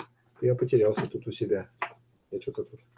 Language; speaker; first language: Russian; native; Russian